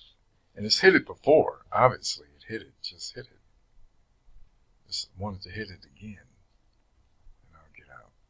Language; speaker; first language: English; native; English